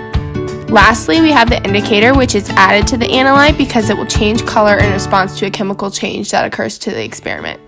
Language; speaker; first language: English; native; English